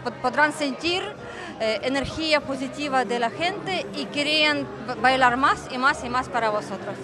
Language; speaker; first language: Spanish; non-native, fluent; Russian